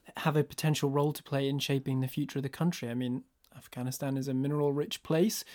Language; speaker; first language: English; native; English